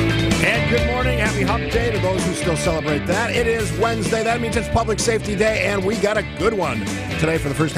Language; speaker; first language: English; native; English